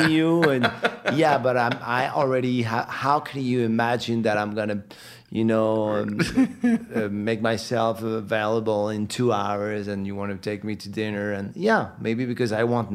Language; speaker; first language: English; non-native, fluent; Arabic